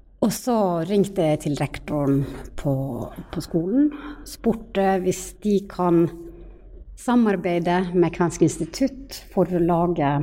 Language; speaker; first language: Norwegian; non-native, fluent; Finnish